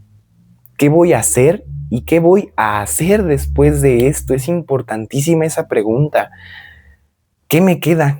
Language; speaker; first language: Spanish; native; Spanish